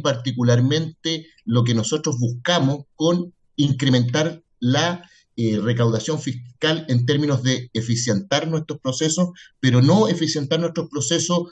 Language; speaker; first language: Spanish; native; Spanish